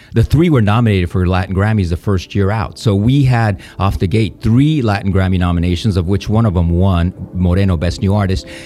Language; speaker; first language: English; non-native, fluent; Spanish